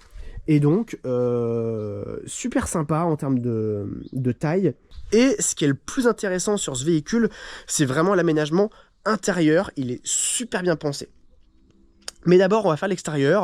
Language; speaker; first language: French; native; French